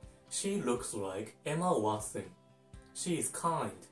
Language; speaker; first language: English; non-native, fluent; Japanese